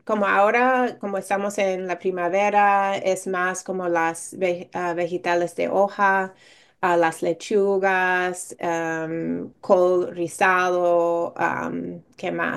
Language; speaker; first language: Spanish; non-native, fluent; English